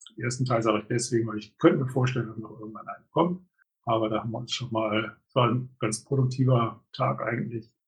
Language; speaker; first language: German; native; German